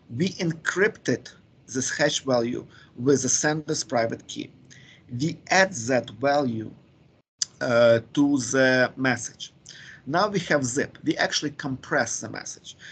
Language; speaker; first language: English; non-native, fluent; Ukrainian